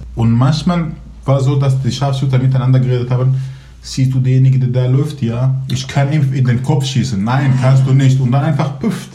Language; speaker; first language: German; non-native, fluent; Kurdish